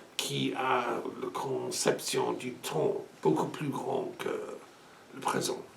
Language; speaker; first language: French; non-native, learner; English